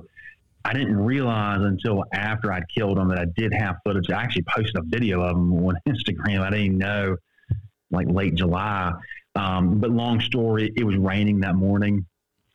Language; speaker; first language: English; native; English